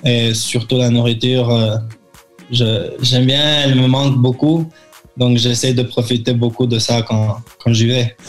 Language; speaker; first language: French; early bilingual, heritage; French